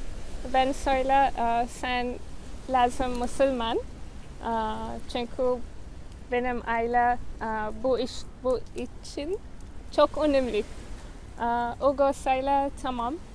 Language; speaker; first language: Turkish; non-native, learner; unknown